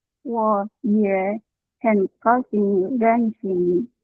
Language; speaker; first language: Chinese; non-native, learner; Filipino